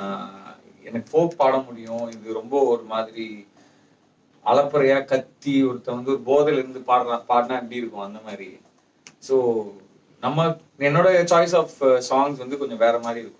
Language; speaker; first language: Tamil; native; Tamil